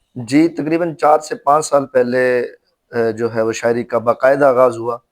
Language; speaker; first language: Urdu; non-native, local second language; Haryanvi